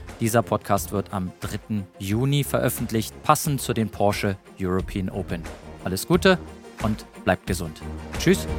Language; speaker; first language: German; native; German